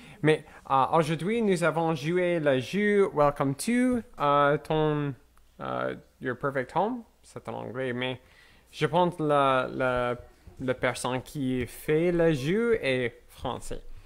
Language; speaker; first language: French; non-native, learner; English